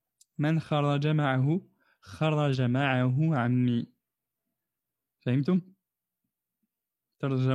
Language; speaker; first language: Arabic; non-native, fluent; French